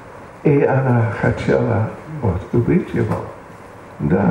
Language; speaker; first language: Russian; non-native, learner; English